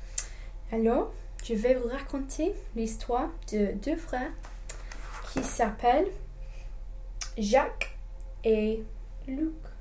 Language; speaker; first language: French; non-native, learner; English